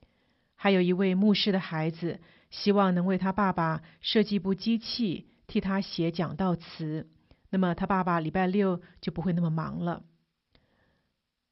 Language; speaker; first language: Chinese; native; Chinese